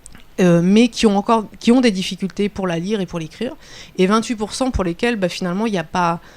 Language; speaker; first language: French; native; French